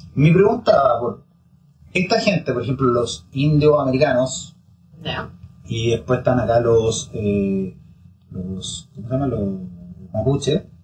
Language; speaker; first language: Spanish; native; Spanish